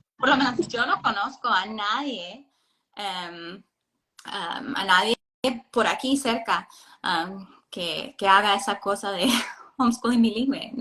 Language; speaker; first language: Spanish; non-native, fluent; English